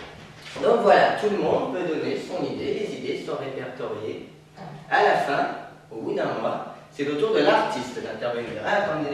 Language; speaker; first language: French; native; French